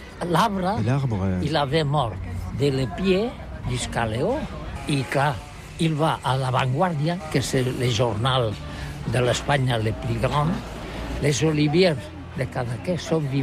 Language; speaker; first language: French; non-native, learner; Catalan